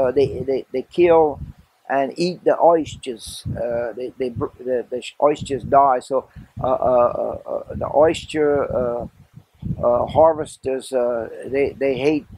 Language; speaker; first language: English; early bilingual, other home language; French